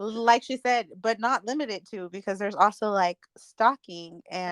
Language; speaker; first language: English; native; English